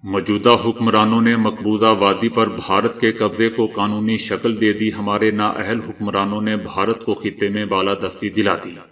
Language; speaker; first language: Urdu; native; Urdu